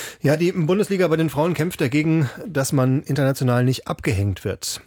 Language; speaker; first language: German; native; German